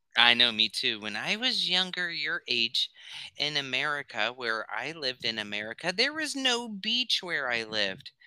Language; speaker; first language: English; native; English